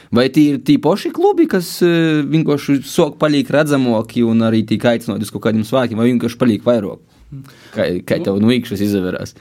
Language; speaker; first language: Latvian; native; Latvian